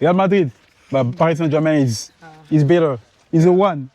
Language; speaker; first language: English; non-native, learner; French